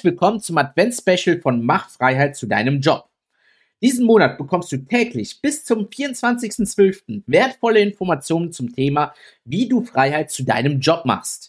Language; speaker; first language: German; native; German